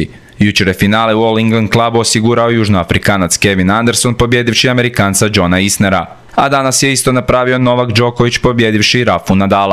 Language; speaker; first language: Croatian; native; Croatian